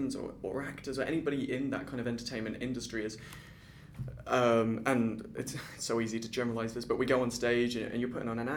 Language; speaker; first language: English; native; English